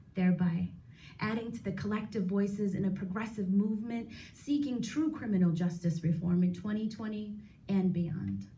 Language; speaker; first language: English; native; English